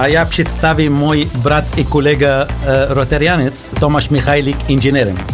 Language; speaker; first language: Polish; non-native, learner; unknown